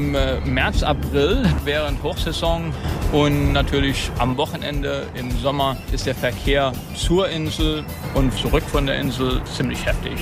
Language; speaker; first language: German; native; German